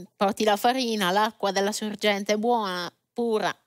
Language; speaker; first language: Italian; native; Italian